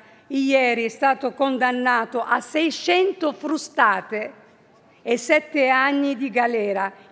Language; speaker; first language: Italian; non-native, fluent; Arabic